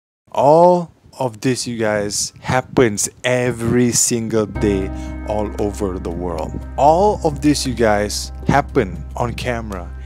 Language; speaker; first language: English; non-native, local second language; Malay